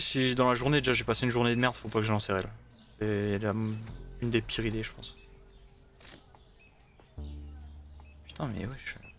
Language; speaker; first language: French; native; French